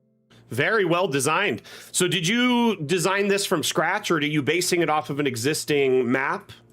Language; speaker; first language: English; native; English